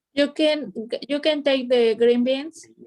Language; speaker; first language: English; non-native, learner; Spanish